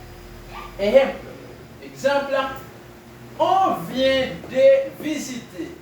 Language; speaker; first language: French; non-native, fluent; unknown